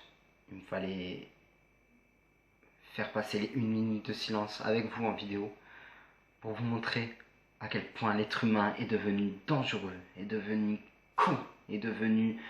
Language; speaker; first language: French; native; French